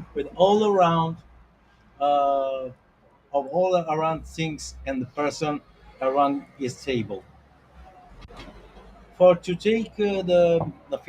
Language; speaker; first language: English; non-native, learner; Italian